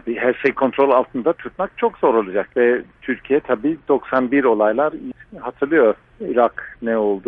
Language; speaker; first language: Turkish; non-native, fluent; English